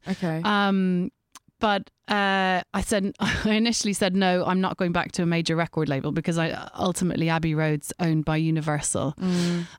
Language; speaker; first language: English; native; English